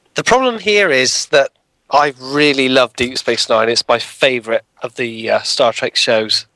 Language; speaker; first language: English; native; English